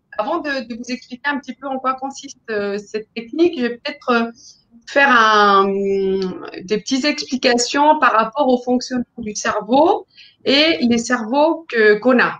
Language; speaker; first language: French; non-native, fluent; Spanish